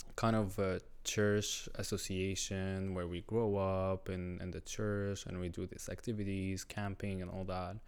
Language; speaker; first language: English; non-native, learner; Arabic